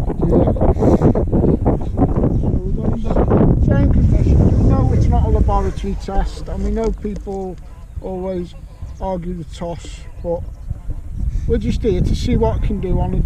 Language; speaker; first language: English; native; English